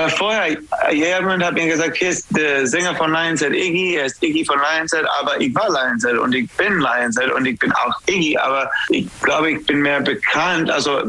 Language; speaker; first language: German; non-native, fluent; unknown